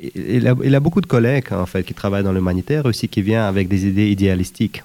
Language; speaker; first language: French; non-native, fluent; Uzbek